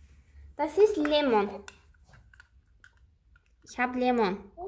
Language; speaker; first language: German; non-native, learner; Azerbaijani